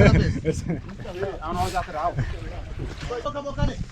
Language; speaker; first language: Spanish; non-native, learner; Wolof